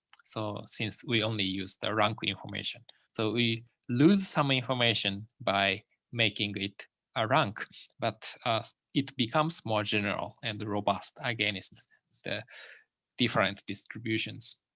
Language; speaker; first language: English; non-native, fluent; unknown